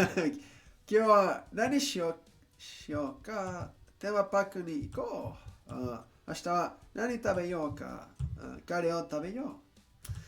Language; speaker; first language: Japanese; non-native, learner; Spanish